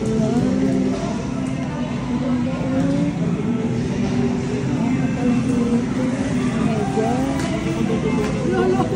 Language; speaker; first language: Filipino; native; Filipino